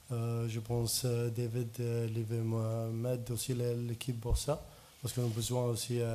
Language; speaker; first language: French; non-native, learner; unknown